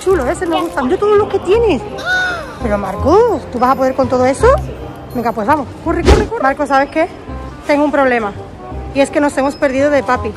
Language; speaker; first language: Spanish; native; Spanish